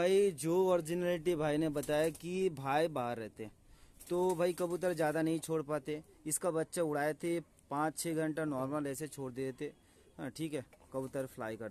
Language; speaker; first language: Hindi; non-native, local second language; Bangla